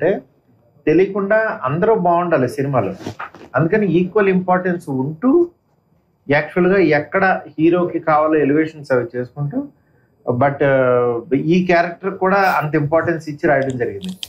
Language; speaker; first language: Telugu; native; Telugu